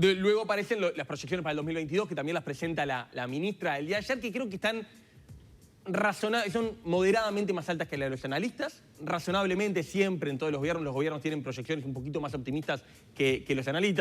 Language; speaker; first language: Spanish; native; Spanish